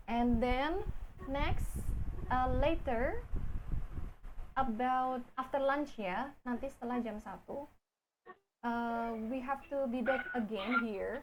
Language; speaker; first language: English; non-native, fluent; Indonesian